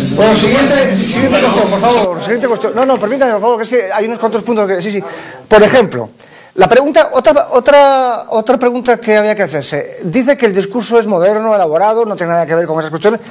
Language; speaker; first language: Spanish; native; Spanish